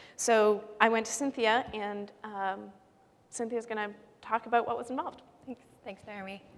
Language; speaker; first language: English; native; English